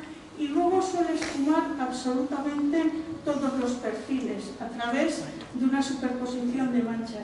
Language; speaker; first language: Spanish; native; Spanish